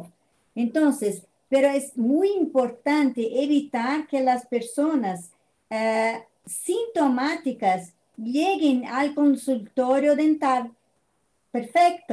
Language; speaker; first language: Spanish; non-native, fluent; Portuguese